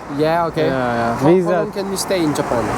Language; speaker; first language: English; non-native, fluent; French